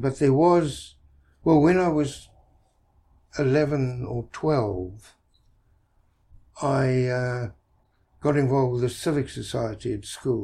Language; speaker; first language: English; native; English